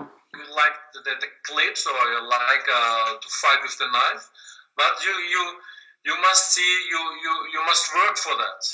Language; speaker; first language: English; non-native, learner; German